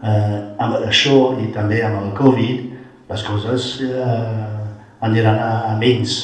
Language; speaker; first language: Catalan; non-native, fluent; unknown